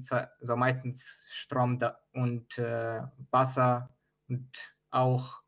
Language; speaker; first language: German; non-native, fluent; Ukrainian